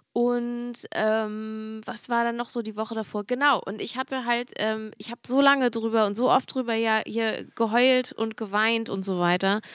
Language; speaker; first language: German; native; German